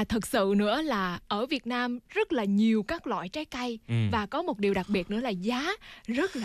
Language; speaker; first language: Vietnamese; native; Vietnamese